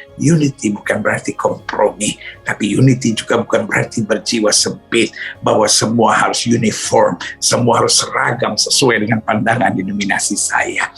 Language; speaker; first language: Indonesian; native; Indonesian